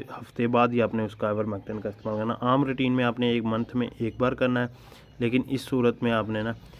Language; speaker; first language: Urdu; non-native, local second language; Punjabi